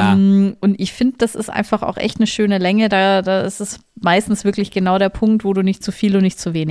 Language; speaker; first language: German; native; German